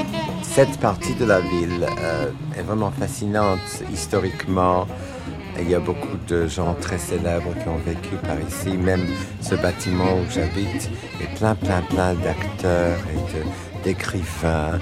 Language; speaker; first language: French; non-native, fluent; English